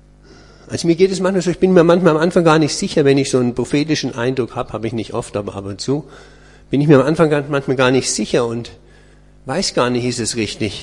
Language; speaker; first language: German; native; German